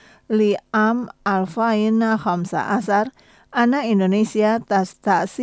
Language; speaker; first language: Arabic; non-native, fluent; Indonesian